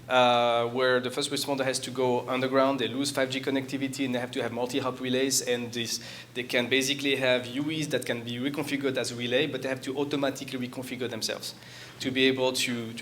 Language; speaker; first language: English; non-native, fluent; French